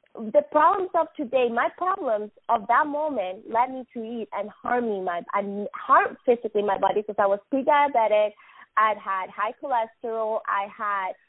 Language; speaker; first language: English; non-native, fluent; Spanish